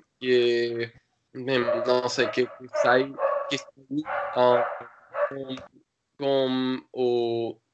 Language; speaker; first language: Portuguese; non-native, learner; English